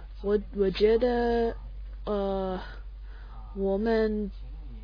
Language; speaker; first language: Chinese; non-native, learner; English